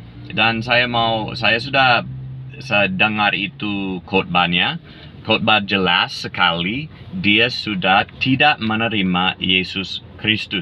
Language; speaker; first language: Indonesian; non-native, fluent; English